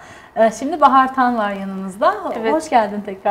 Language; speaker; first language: Turkish; native; Turkish